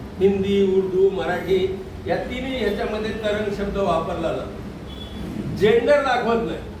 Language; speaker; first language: Marathi; non-native, local second language; Urdu